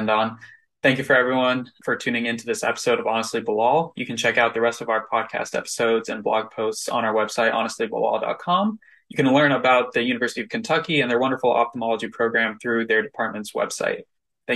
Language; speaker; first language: English; native; English